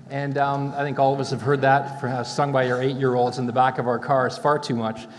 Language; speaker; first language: English; native; English